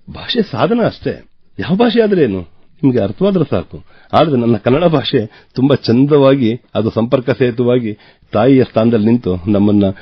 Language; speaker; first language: Kannada; native; Kannada